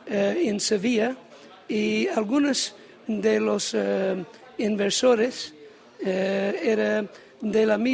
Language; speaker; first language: Spanish; non-native, learner; English